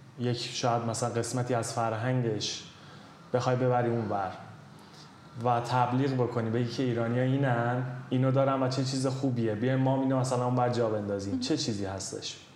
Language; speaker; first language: Persian; native; Persian